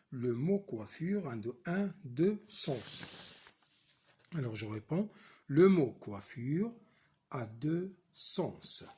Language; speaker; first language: French; non-native, local second language; Arabic